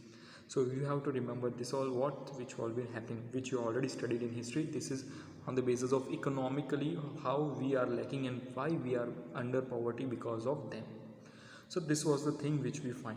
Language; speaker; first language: English; non-native, local second language; Hindi